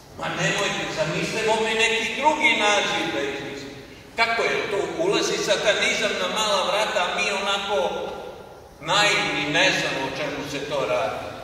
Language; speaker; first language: Serbian; non-native, fluent; Greek